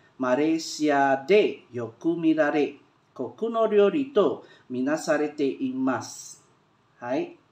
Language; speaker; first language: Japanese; non-native, learner; Malay